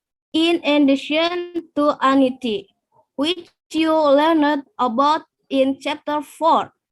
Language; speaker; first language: English; non-native, learner; Indonesian